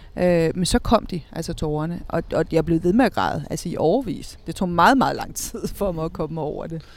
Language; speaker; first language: Danish; early bilingual, other home language; Spanish